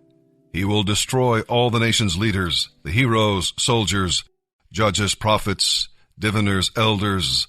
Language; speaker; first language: English; native; English